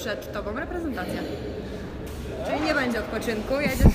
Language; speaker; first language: Polish; native; Polish